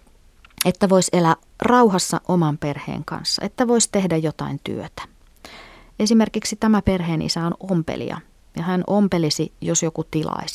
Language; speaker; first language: Finnish; native; Finnish